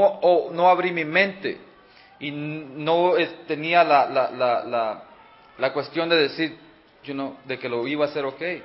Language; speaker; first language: Spanish; early bilingual, heritage; Spanish